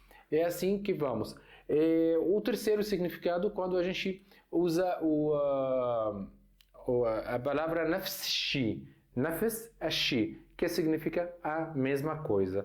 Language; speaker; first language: Portuguese; non-native, fluent; Arabic